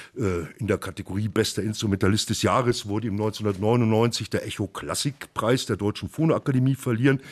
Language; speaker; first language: German; native; German